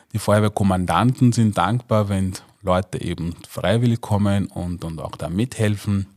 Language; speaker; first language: German; non-native, fluent; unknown